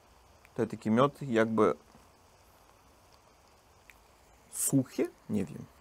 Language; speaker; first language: Polish; non-native, learner; Russian